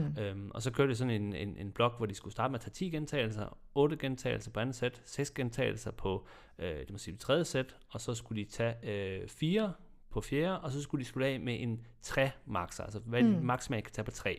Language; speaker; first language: Danish; native; Danish